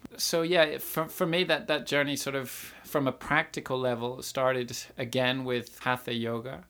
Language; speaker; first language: English; native; English